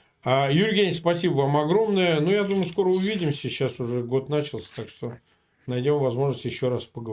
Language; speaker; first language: Russian; native; Russian